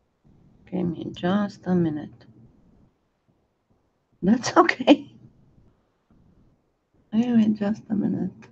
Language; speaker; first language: English; non-native, fluent; French